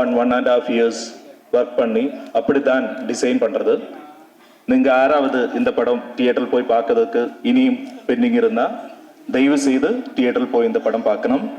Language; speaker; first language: Tamil; non-native, learner; Malayalam